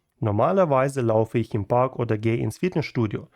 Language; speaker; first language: German; non-native, fluent; Ukrainian